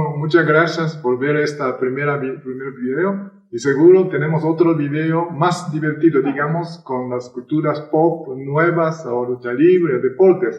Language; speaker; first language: Spanish; non-native, fluent; Japanese